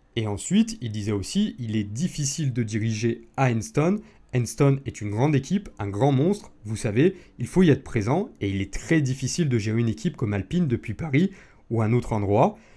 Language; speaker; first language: French; native; French